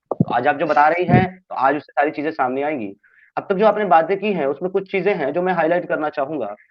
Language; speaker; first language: Hindi; native; Hindi